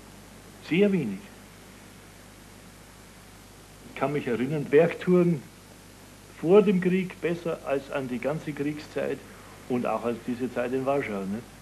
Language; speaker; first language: German; native; German